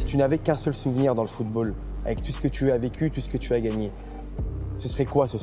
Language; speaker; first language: French; native; French